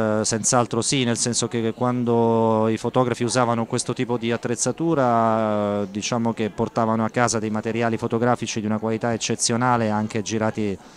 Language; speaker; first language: Italian; native; Italian